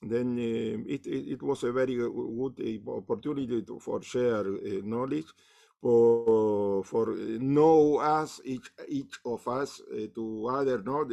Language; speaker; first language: English; non-native, learner; Spanish